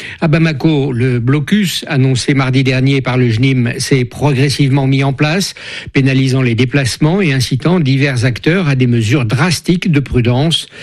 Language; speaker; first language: French; native; French